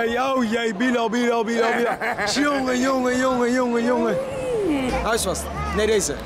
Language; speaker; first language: Dutch; native; Dutch